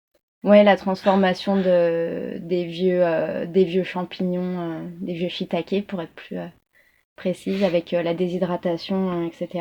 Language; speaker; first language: French; native; French